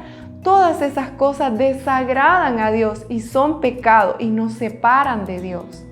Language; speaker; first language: Spanish; native; Spanish